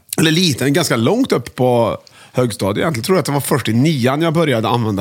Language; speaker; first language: Swedish; native; Swedish